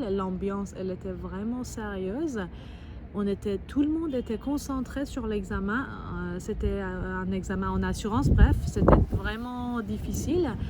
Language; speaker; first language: French; non-native, fluent; Persian